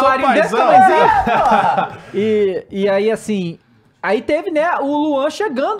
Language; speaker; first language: Portuguese; native; Portuguese